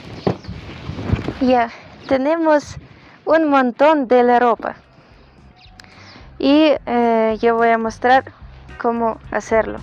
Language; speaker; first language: Spanish; non-native, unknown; Russian